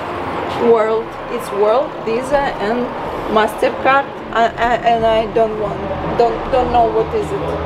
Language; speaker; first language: English; non-native, learner; Russian